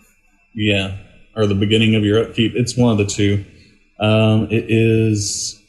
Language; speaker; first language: English; native; English